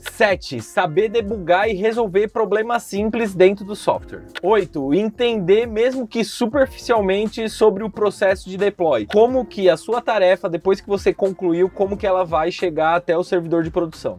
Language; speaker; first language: Portuguese; native; Portuguese